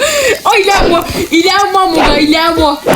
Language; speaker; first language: French; native; French